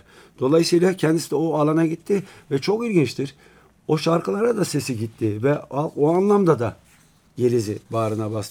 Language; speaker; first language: Turkish; native; Turkish